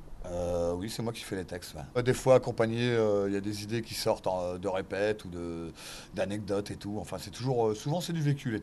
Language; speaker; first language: French; native; French